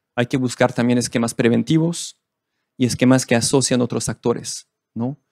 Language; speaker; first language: Spanish; non-native, fluent; French